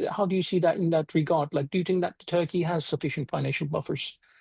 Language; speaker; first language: English; non-native, fluent; Turkish